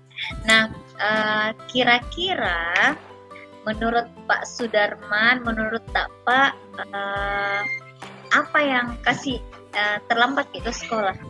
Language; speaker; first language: Indonesian; non-native, local second language; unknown